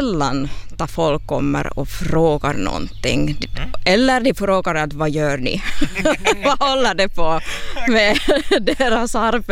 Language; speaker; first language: Swedish; non-native, local second language; Finnish